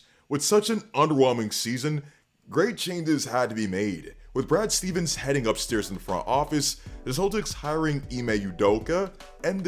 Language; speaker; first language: English; native; English